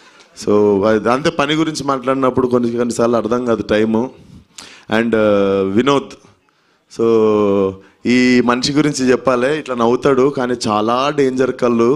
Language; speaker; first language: Telugu; native; Telugu